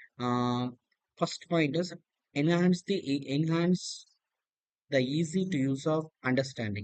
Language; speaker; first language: English; non-native, local second language; Tamil